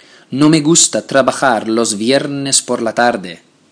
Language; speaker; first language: Spanish; non-native, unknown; English